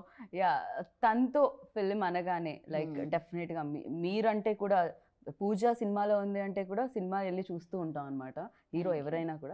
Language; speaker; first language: Telugu; native; Telugu